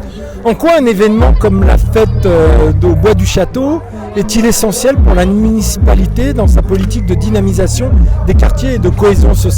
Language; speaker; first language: French; native; French